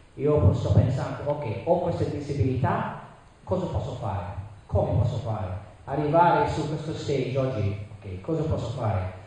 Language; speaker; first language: Italian; non-native, learner; English